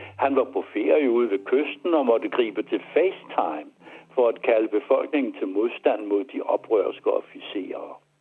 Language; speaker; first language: Danish; native; Danish